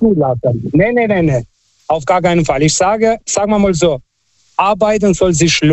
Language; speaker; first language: German; non-native, fluent; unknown